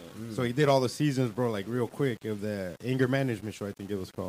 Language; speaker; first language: English; early bilingual, other home language; Spanish